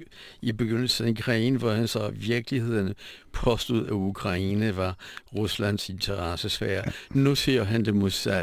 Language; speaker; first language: Danish; non-native, fluent; Polish